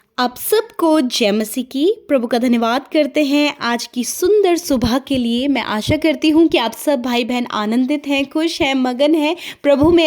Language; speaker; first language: Hindi; native; Hindi